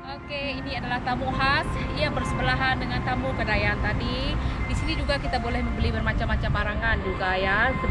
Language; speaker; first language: Malay; non-native, local second language; Iban